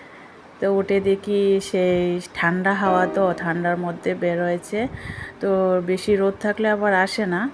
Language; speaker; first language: Bangla; native; Bangla